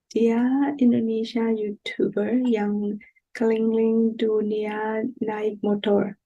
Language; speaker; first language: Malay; non-native, learner; Burmese